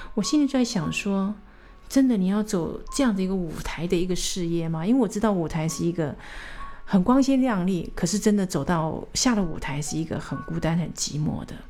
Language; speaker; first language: Chinese; native; Chinese